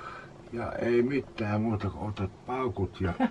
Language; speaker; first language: Finnish; native; Finnish